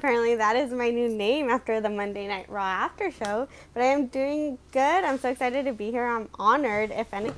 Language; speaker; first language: English; native; English